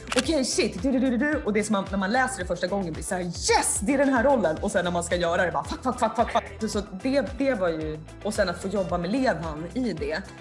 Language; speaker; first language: Swedish; early bilingual, other home language; Finnish